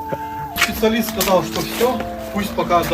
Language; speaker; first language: Russian; native; Russian